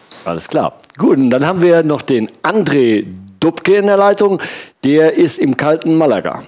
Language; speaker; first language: German; native; German